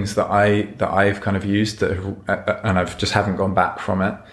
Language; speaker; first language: English; native; English